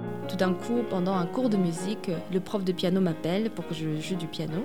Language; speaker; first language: French; early bilingual, other home language; Korean